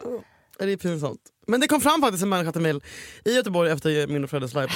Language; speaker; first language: Swedish; native; Swedish